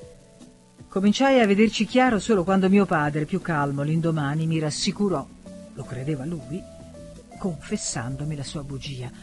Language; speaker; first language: Italian; native; Italian